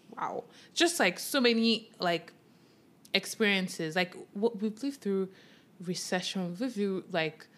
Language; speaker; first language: English; non-native, local second language; Yoruba